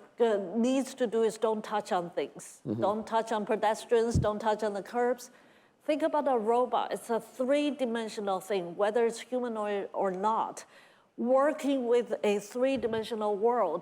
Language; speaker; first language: English; non-native, fluent; Chinese